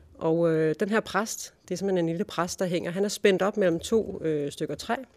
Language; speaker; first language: Danish; native; Danish